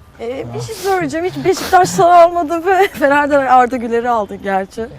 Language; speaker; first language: Turkish; native; Turkish